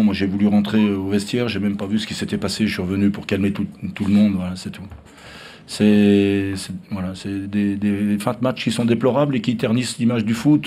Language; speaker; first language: French; native; French